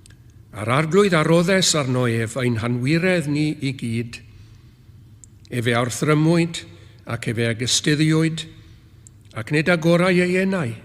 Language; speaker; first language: Welsh; native; Welsh